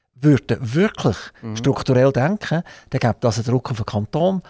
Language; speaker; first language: German; native; German